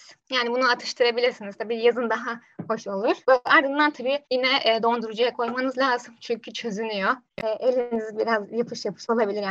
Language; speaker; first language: Turkish; native; Turkish